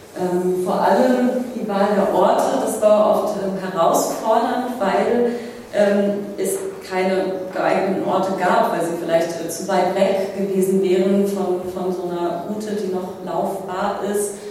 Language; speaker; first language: German; native; German